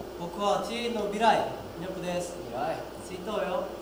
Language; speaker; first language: Japanese; non-native, learner; Korean